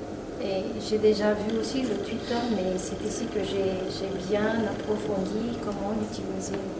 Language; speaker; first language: French; non-native, local second language; Malagasy